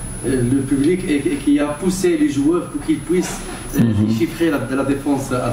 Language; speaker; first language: French; non-native, local second language; Arabic